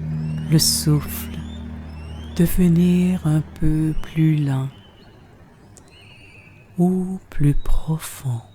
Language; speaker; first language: French; native; French